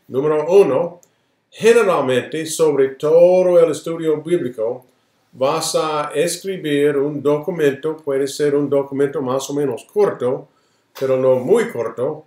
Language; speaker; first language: Spanish; non-native, fluent; English